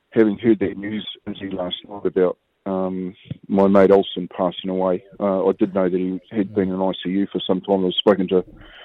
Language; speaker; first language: English; native; English